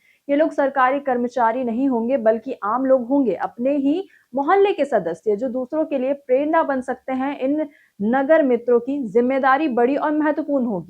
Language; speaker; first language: Hindi; native; Hindi